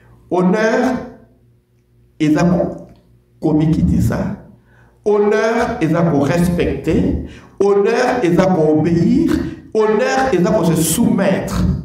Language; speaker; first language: French; non-native, local second language; Lingala